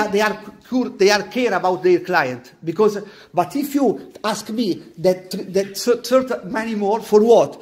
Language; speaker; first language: English; non-native, learner; Italian